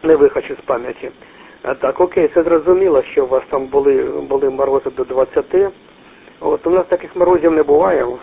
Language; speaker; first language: Ukrainian; non-native, local second language; Russian